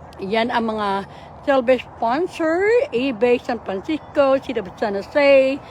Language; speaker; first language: Filipino; native; Filipino